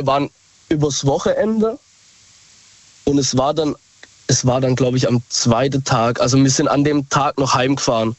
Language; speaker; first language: German; native; German